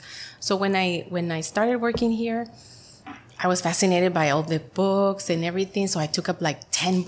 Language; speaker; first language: English; non-native, fluent; Spanish